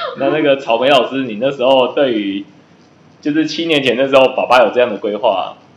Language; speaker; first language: Chinese; native; Chinese